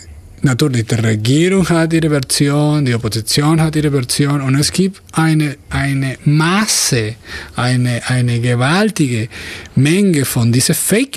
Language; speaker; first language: German; non-native, fluent; Spanish